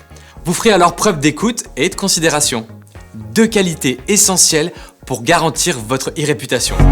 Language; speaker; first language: French; native; French